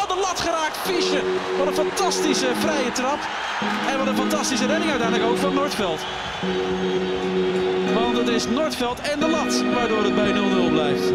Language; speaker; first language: Dutch; native; Dutch